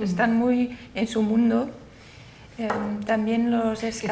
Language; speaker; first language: Spanish; non-native, fluent; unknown